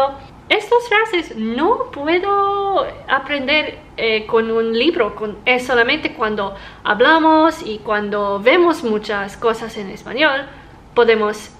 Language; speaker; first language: Spanish; non-native, learner; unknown